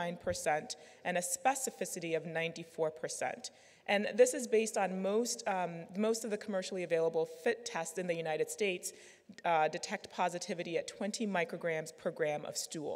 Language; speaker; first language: English; native; English